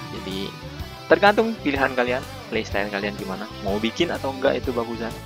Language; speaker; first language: Indonesian; native; Indonesian